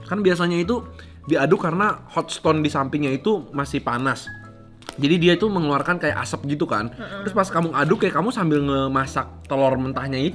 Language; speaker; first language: Indonesian; native; Indonesian